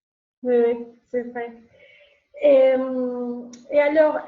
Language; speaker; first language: French; non-native, learner; Spanish